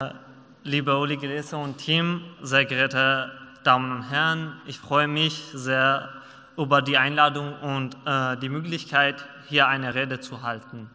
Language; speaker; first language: German; non-native, learner; Persian